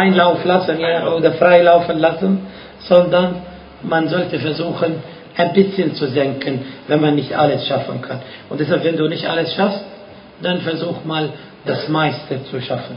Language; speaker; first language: German; non-native, fluent; Arabic